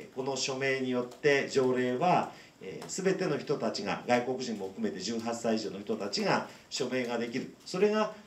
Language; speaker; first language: Japanese; native; Japanese